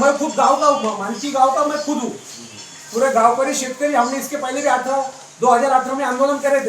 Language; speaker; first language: Hindi; non-native, local second language; Marathi